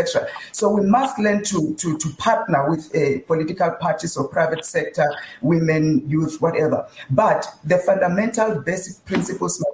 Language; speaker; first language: English; non-native, local second language; Tsonga